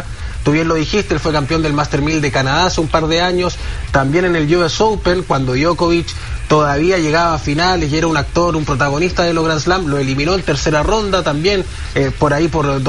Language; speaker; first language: Spanish; native; Spanish